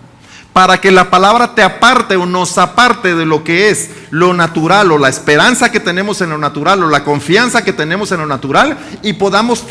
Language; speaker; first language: Spanish; native; Spanish